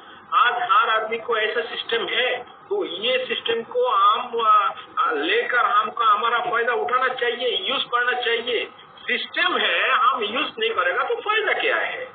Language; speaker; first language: Hindi; non-native, fluent; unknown